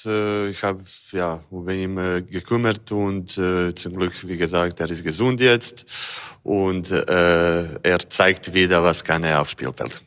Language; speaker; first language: German; non-native, learner; Croatian